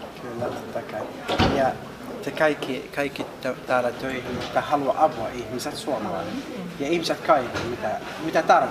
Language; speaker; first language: Finnish; non-native, learner; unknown